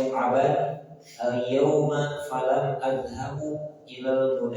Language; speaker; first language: Arabic; non-native, learner; Indonesian